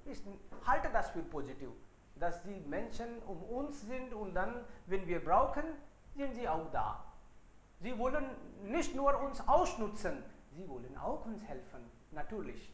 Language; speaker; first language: German; non-native, fluent; Hindi